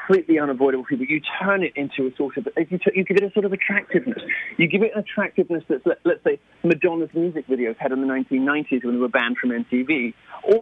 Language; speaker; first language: English; native; English